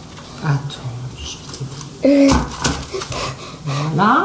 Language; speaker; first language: French; native; French